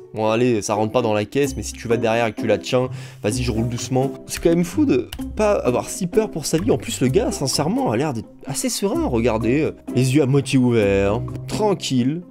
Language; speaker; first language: French; native; French